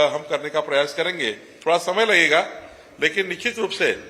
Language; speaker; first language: Hindi; non-native, local second language; Marathi